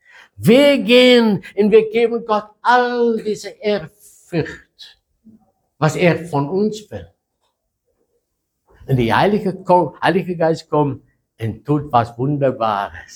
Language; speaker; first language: German; non-native, fluent; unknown